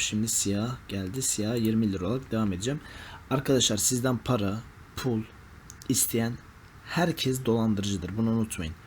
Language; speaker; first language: Turkish; native; Turkish